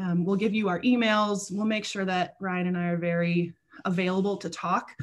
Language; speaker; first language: English; native; English